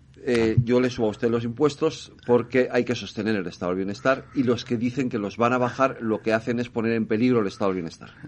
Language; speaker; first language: Spanish; native; Spanish